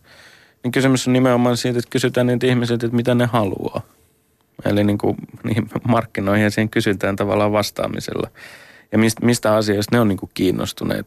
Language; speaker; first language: Finnish; native; Finnish